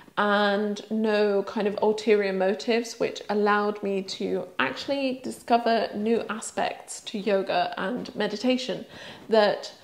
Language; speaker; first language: English; early bilingual, other home language; Swiss German